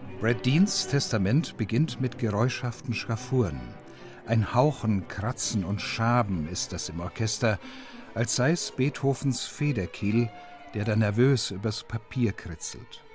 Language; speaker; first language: German; native; German